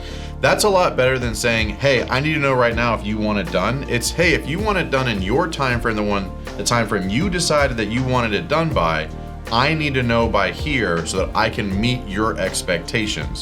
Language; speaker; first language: English; native; English